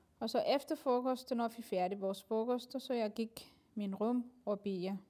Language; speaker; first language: Danish; non-native, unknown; Somali